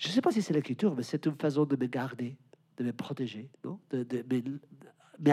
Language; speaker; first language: French; non-native, learner; Spanish